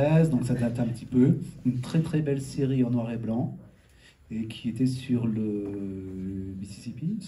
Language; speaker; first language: French; native; French